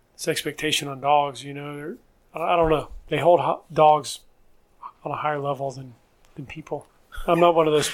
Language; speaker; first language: English; native; English